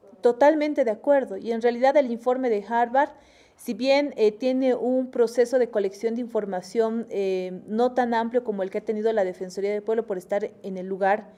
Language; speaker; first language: Spanish; native; Spanish